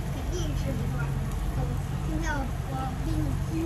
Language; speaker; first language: Chinese; native; Chinese